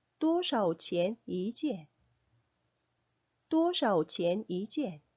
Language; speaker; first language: Chinese; non-native, fluent; Korean